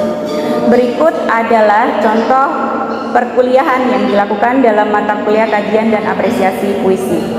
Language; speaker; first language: Indonesian; native; Indonesian